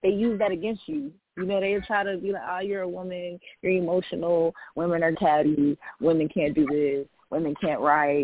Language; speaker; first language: English; native; English